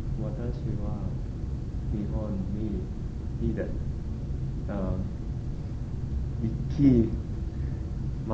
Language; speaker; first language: Japanese; non-native, learner; English